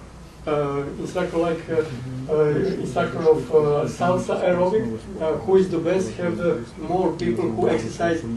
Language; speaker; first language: English; non-native, fluent; Serbian